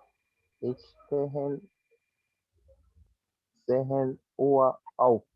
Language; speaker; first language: German; non-native, learner; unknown